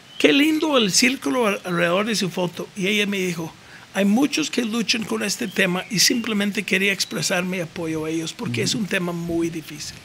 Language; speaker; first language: Spanish; non-native, fluent; English